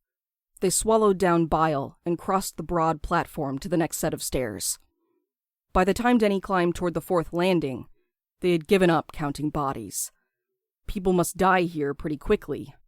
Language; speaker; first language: English; native; English